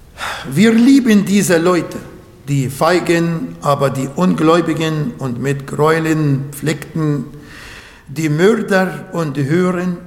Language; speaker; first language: German; non-native, learner; Arabic